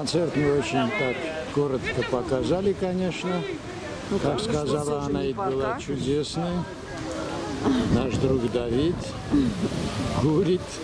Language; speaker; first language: Russian; non-native, fluent; Armenian